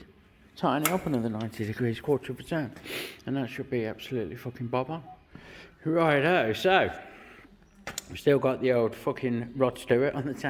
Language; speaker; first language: English; native; English